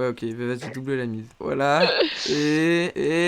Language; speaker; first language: French; native; French